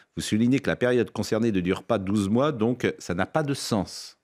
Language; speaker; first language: French; native; French